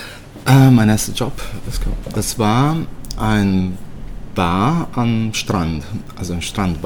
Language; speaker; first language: German; early bilingual, other home language; Italian